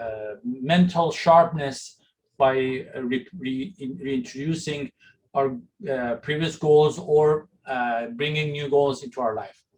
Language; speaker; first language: English; non-native, fluent; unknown